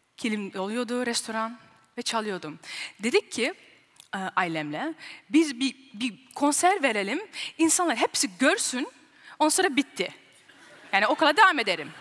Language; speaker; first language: Turkish; early bilingual, heritage; Turkish